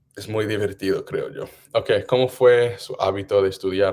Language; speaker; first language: Spanish; non-native, learner; English